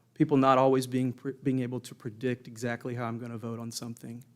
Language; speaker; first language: English; native; English